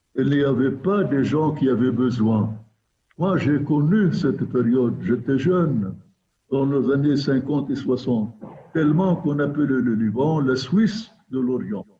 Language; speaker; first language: French; non-native, local second language; Arabic